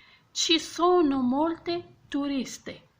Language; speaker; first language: Italian; non-native, fluent; French